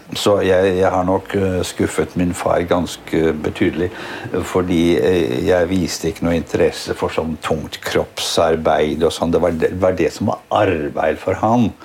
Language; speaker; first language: Norwegian; native; Norwegian